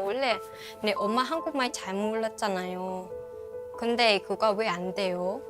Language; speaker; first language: Korean; non-native, learner; Vietnamese